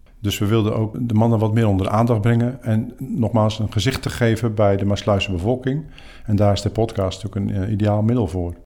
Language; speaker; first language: Dutch; native; Dutch